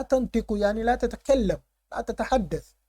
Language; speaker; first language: Arabic; non-native, fluent; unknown